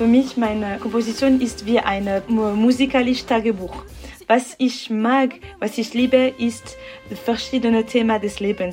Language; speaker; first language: German; non-native, local second language; French